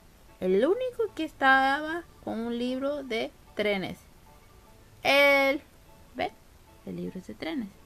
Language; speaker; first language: Spanish; early bilingual, heritage; Spanish